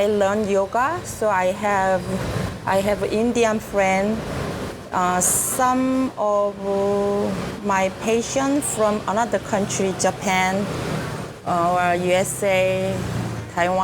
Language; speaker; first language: English; non-native, learner; Korean